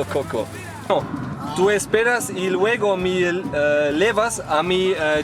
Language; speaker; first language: Spanish; non-native, learner; German